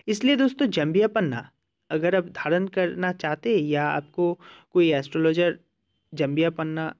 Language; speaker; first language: Hindi; non-native, local second language; Bangla